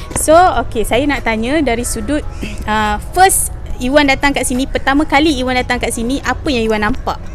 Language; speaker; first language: Malay; native; Malay